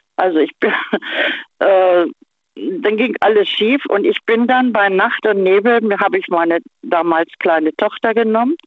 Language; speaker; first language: German; native; German